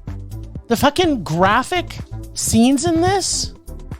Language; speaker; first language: English; native; English